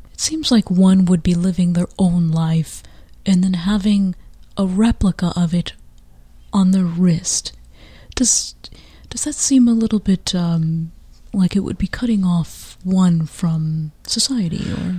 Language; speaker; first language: English; native; English